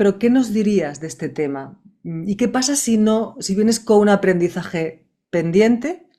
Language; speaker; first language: Spanish; native; Spanish